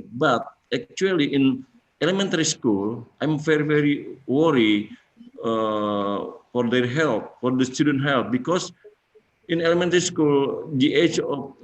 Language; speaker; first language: English; non-native, fluent; Indonesian